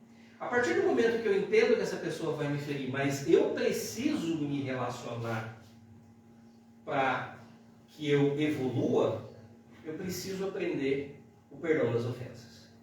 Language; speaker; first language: Portuguese; native; Portuguese